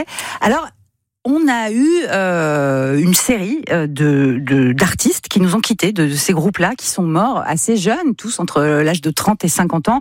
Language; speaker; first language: French; native; French